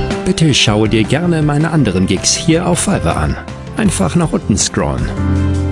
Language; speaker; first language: German; native; German